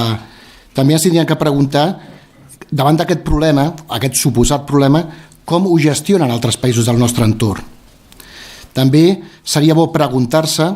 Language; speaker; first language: Catalan; native; Catalan